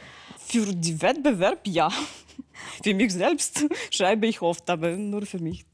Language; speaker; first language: German; non-native, fluent; Ukrainian